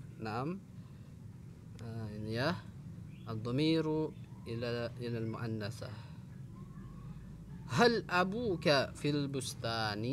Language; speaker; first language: Arabic; non-native, fluent; Indonesian